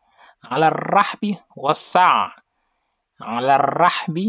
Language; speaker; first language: Arabic; non-native, fluent; Wolof